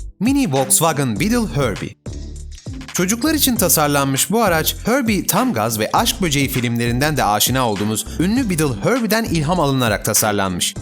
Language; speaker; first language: Turkish; native; Turkish